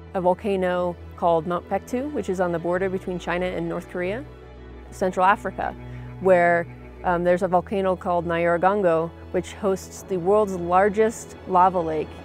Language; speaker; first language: English; native; English